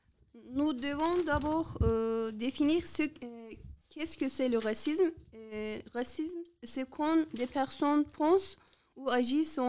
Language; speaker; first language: French; non-native, learner; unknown